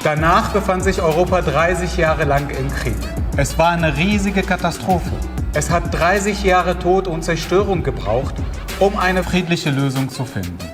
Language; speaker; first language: German; non-native, fluent; Arabic